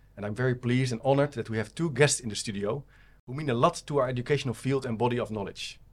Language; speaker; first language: English; non-native, fluent; Dutch